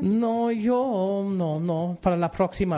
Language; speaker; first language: Spanish; non-native, fluent; German